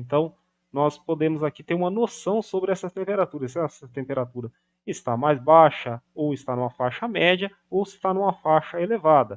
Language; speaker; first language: Portuguese; native; Portuguese